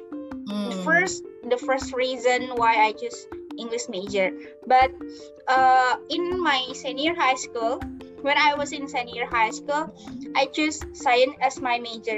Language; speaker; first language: English; non-native, learner; Indonesian